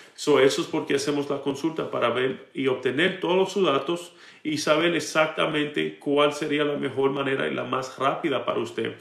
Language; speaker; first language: Spanish; early bilingual, heritage; Spanish